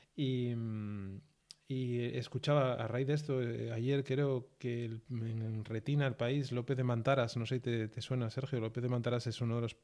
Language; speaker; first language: Spanish; native; Spanish